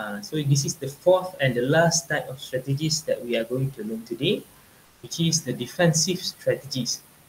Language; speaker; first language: English; non-native, local second language; Malay